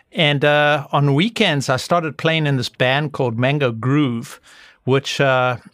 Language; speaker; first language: English; native; English